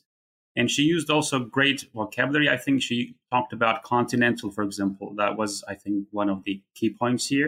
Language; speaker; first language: English; non-native, fluent; Turkish